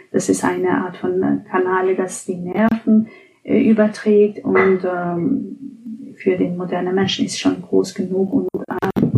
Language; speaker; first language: German; non-native, fluent; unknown